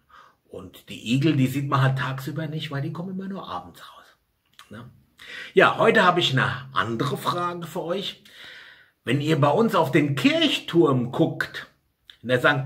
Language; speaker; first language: German; native; German